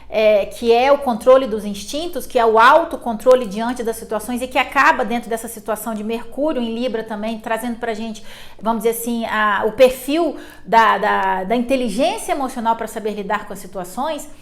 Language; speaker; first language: Portuguese; native; Portuguese